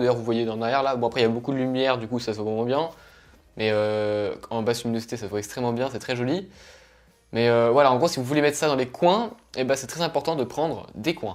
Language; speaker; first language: French; native; French